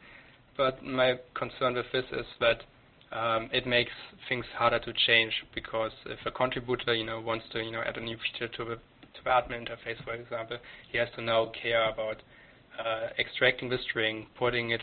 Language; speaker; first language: English; non-native, fluent; German